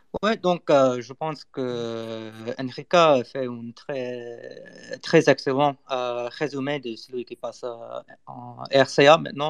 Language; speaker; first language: French; non-native, learner; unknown